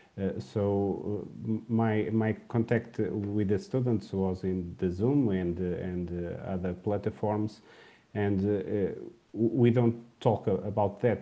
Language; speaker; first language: English; non-native, learner; Portuguese